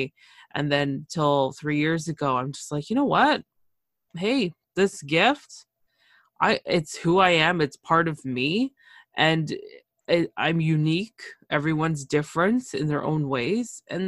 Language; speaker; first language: English; early bilingual, other home language; Spanish